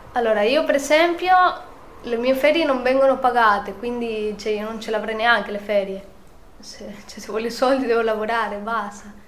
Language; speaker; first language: Italian; non-native, fluent; Spanish